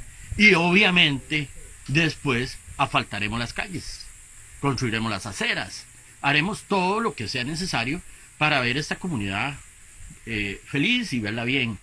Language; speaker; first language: Spanish; native; Spanish